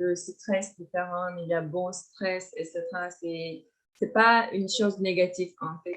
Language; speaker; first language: French; non-native, fluent; Turkish